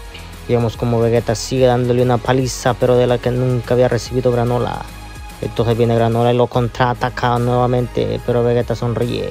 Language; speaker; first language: Spanish; native; Spanish